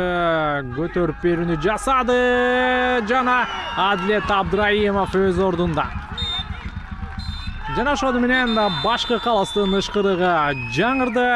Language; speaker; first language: Kyrgyz; native; Kyrgyz